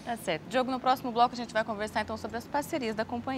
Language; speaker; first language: Portuguese; native; Portuguese